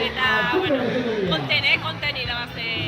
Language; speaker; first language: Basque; non-native, local second language; Spanish